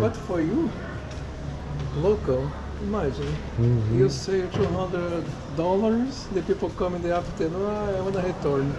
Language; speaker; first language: English; non-native, learner; Portuguese